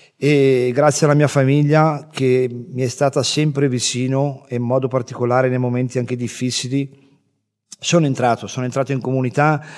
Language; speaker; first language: Italian; native; Italian